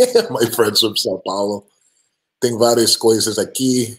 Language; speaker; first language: Portuguese; non-native, fluent; English